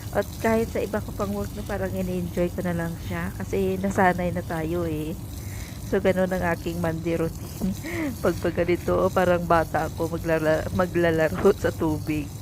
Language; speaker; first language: Filipino; non-native, local second language; Cebuano